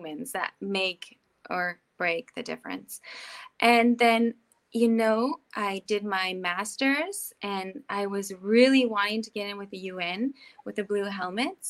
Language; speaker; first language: English; native; English